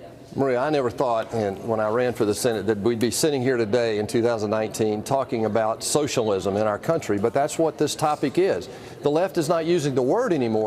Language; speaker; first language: English; native; English